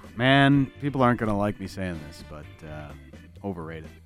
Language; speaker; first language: English; early bilingual, other home language; Italian